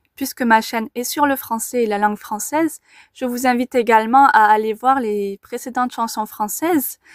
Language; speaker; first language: French; native; French